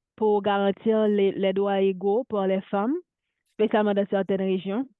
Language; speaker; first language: French; non-native, local second language; Haitian Creole